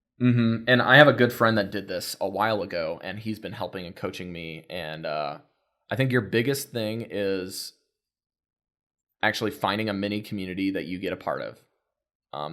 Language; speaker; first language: English; native; English